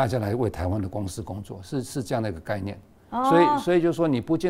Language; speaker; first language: Chinese; native; Chinese